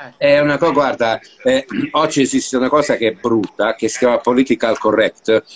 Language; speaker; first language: Italian; early bilingual, heritage; Italian